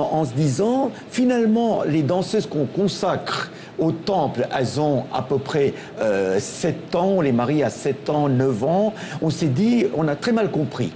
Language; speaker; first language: French; non-native, local second language; Tamil